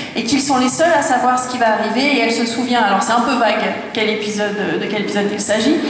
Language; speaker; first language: French; native; French